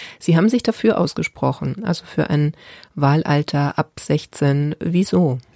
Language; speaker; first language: German; native; German